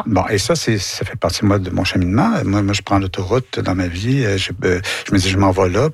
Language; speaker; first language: French; native; French